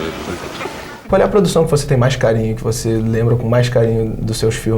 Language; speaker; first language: Portuguese; native; Portuguese